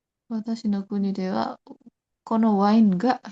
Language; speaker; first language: Japanese; non-native, learner; Indonesian